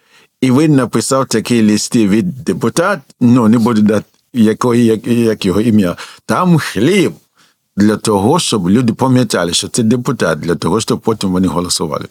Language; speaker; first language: Ukrainian; non-native, fluent; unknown